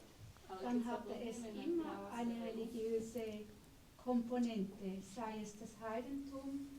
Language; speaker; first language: German; non-native, fluent; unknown